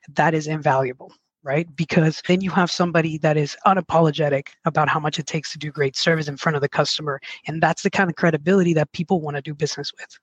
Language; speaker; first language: English; early bilingual, other home language; Spanish